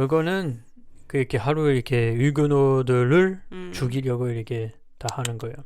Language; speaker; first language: Korean; non-native, learner; French